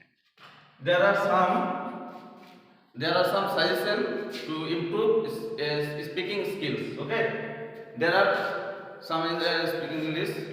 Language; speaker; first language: English; non-native, local second language; Bangla